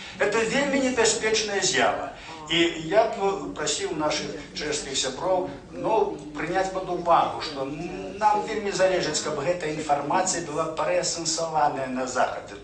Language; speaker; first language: Belarusian; native; Belarusian